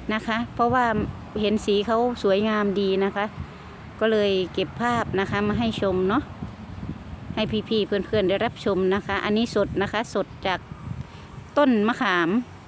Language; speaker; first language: Thai; native; Thai